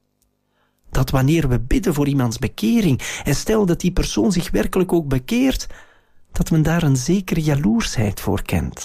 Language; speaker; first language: Dutch; native; Dutch